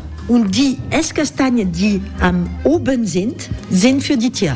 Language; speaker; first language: German; non-native, fluent; French